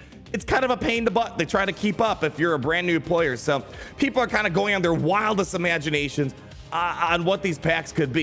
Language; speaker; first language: English; native; English